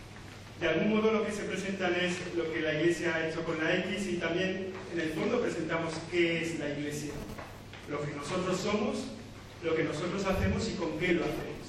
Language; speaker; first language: Spanish; native; Spanish